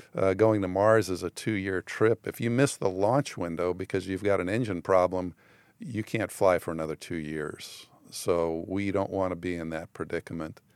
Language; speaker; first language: English; native; English